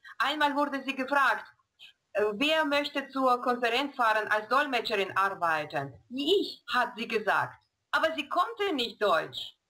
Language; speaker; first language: German; non-native, fluent; Russian